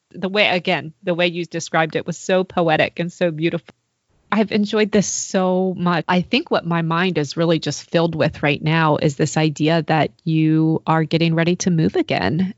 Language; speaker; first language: English; native; English